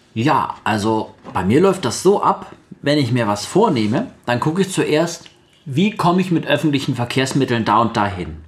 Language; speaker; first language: German; early bilingual, other home language; Russian